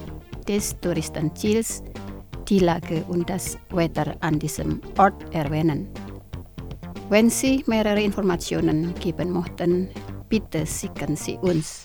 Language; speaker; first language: German; non-native, fluent; Indonesian